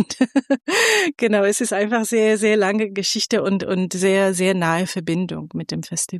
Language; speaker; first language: German; non-native, fluent; Persian